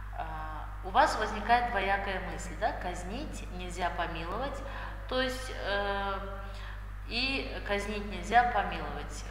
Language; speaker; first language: Russian; non-native, local second language; Kazakh